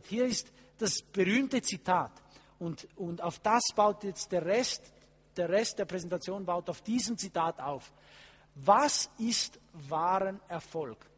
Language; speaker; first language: German; non-native, fluent; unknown